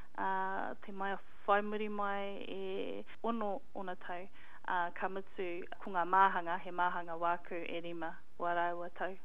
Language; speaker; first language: Māori; non-native, local second language; English